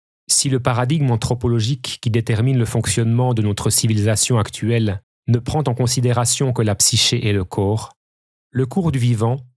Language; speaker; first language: French; native; French